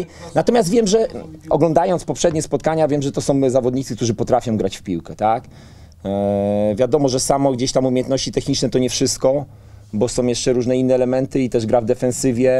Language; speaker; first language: Polish; native; Polish